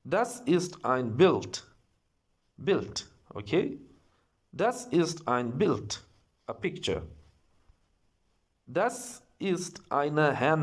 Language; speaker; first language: German; non-native, learner; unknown